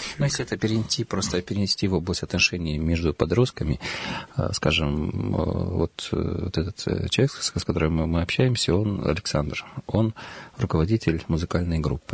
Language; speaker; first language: Russian; native; Russian